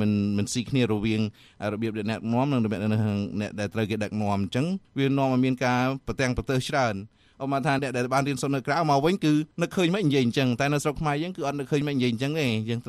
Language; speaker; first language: Khmer; native; Khmer